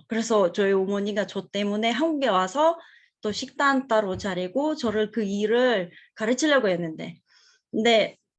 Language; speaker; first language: Korean; non-native, fluent; Russian